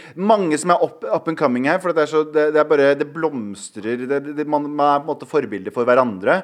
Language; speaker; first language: Norwegian; early bilingual, other home language; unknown